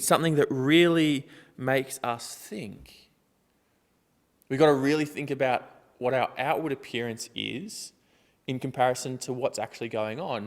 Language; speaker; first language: English; native; English